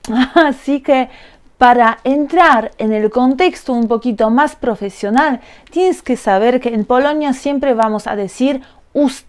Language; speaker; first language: Spanish; non-native, fluent; Polish